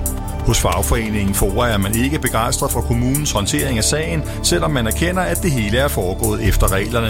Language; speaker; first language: Danish; native; Danish